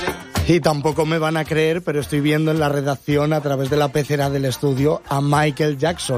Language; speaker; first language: Spanish; native; Spanish